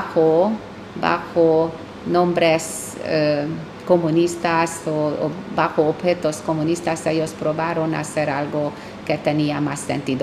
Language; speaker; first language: Spanish; non-native, fluent; Hungarian